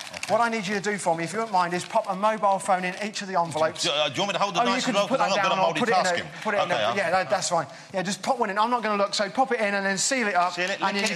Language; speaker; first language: English; native; English